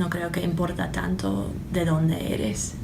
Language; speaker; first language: Spanish; early bilingual, heritage; Spanish